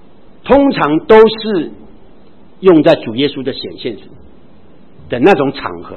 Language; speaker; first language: Chinese; native; Chinese